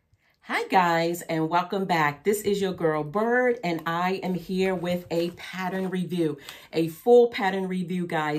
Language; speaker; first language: English; native; English